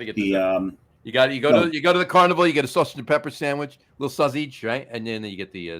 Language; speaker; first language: English; native; English